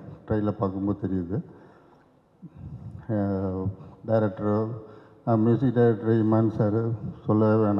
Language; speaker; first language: Tamil; native; Tamil